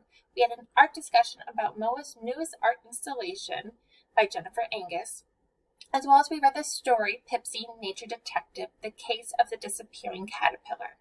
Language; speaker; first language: English; native; English